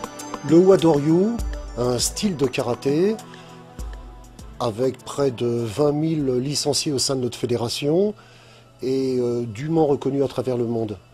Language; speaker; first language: French; native; French